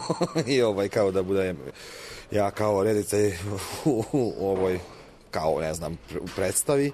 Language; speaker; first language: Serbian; non-native, local second language; Hungarian